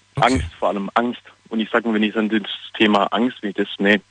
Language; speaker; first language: German; non-native, fluent; Portuguese